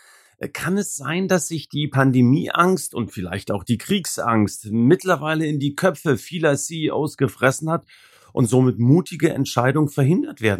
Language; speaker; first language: German; native; German